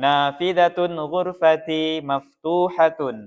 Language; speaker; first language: Arabic; non-native, learner; Indonesian